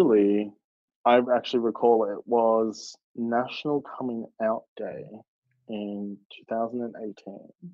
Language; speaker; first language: English; native; English